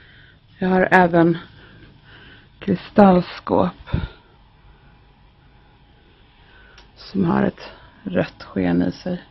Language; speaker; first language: Swedish; native; Swedish